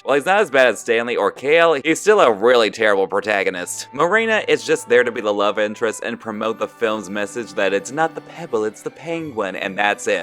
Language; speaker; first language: English; native; English